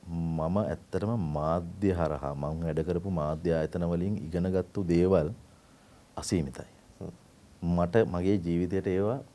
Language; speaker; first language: Sinhala; native; Sinhala